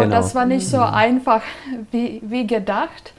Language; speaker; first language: German; non-native, fluent; Serbian